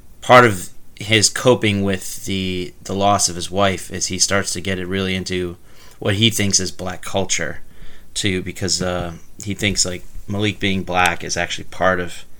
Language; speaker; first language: English; native; English